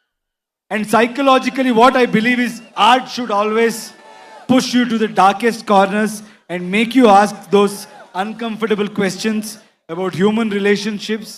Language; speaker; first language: Telugu; non-native, local second language; Kannada